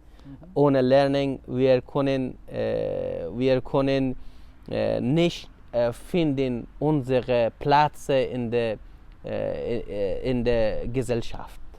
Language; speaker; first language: German; non-native, learner; Persian